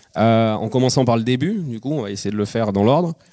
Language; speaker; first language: French; native; French